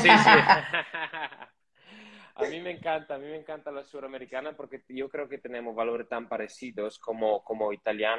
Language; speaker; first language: Spanish; non-native, fluent; Italian